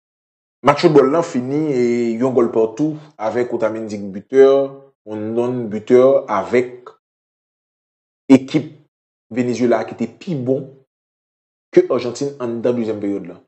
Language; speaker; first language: French; non-native, local second language; Haitian Creole